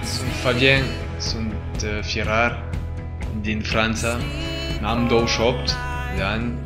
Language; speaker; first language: Romanian; non-native, learner; French